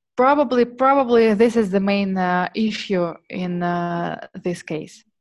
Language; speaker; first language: English; non-native, fluent; Russian